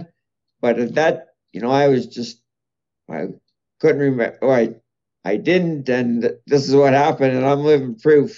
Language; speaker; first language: English; native; English